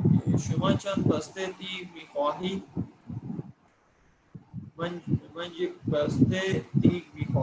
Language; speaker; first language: Persian; non-native, learner; Urdu